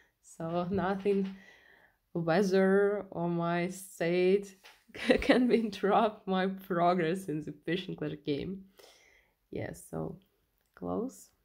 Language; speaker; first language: English; non-native, learner; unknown